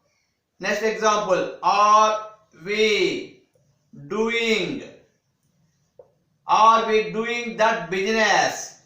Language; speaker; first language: English; non-native, local second language; Telugu